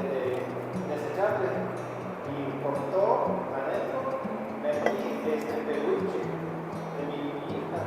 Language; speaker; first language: Spanish; non-native, fluent; English